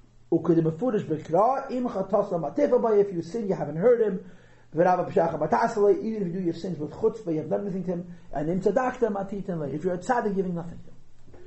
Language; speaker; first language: English; native; English